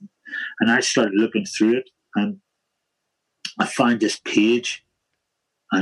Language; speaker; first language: English; native; English